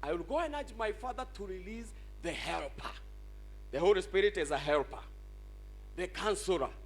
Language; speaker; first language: English; non-native, local second language; Swahili